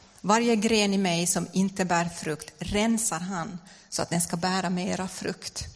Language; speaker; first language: Swedish; native; Swedish